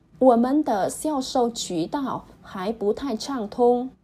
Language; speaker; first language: Chinese; non-native, fluent; Vietnamese